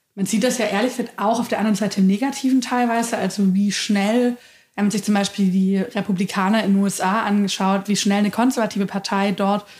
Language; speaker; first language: German; native; German